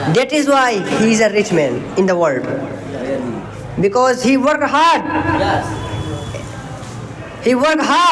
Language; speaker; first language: English; non-native, learner; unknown